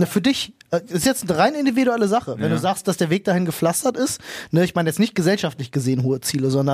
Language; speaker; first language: German; native; German